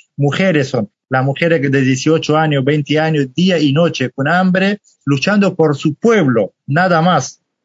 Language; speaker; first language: Spanish; non-native, fluent; Kurdish